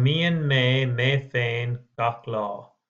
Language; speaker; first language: Irish; non-native, learner; English